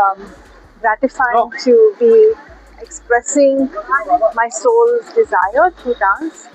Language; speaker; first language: English; non-native, local second language; Hindi